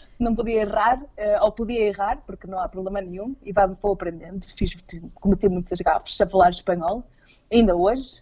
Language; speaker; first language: Portuguese; native; Portuguese